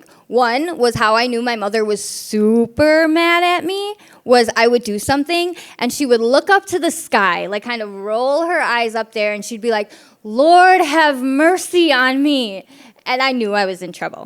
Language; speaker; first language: English; native; English